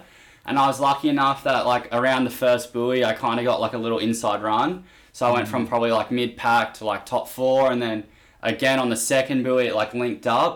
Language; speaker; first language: English; native; English